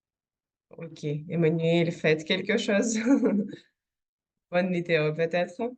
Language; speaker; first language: French; non-native, fluent; Russian